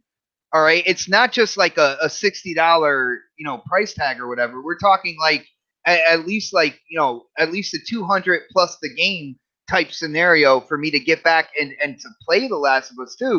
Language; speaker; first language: English; native; English